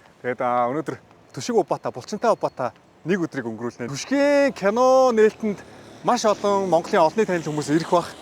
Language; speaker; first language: Mongolian; native; Mongolian